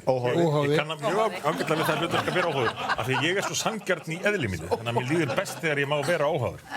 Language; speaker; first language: Icelandic; native; Icelandic